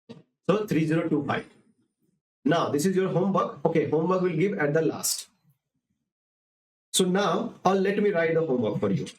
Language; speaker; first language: English; non-native, local second language; Hindi